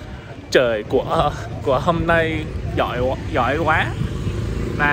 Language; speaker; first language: Vietnamese; non-native, learner; English